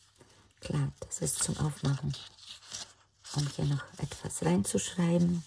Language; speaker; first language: German; non-native, fluent; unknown